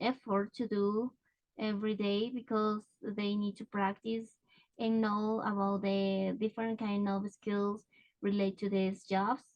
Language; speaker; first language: English; non-native, learner; Spanish